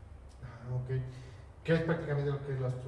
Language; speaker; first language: Spanish; native; Spanish